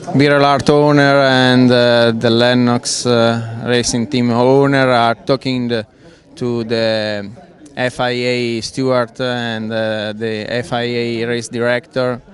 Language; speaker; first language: English; non-native, fluent; Italian